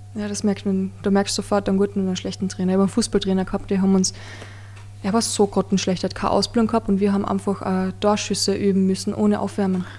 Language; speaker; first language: German; native; German